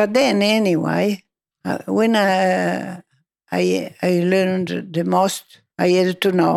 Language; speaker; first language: English; non-native, learner; Italian